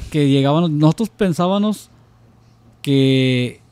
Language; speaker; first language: Spanish; native; Spanish